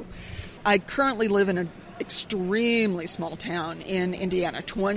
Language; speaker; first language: English; native; English